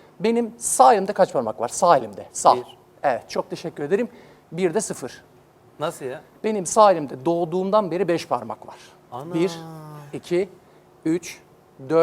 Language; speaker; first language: Turkish; native; Turkish